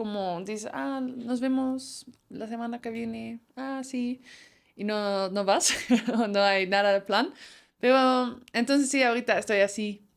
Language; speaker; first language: Spanish; non-native, fluent; Dutch